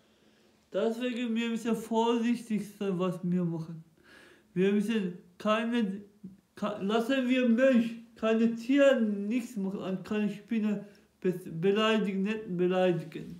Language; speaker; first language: German; non-native, local second language; Turkish